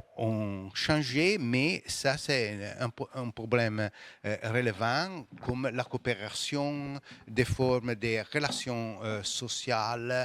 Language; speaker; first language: French; non-native, fluent; Italian